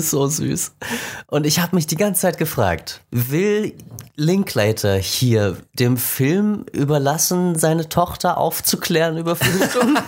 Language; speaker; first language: German; native; German